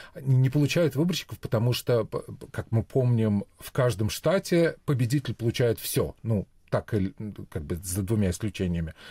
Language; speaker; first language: Russian; native; Russian